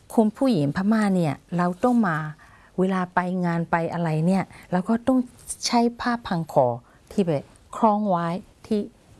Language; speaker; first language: Thai; non-native, fluent; Burmese